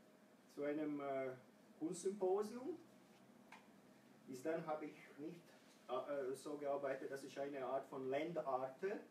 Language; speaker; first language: German; non-native, fluent; Croatian